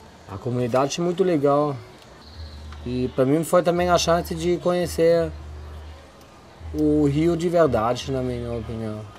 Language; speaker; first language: Portuguese; non-native, fluent; German